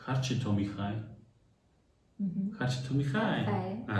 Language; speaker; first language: Persian; non-native, learner; German